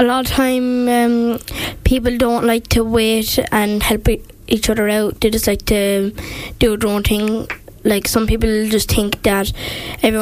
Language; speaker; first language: English; native; English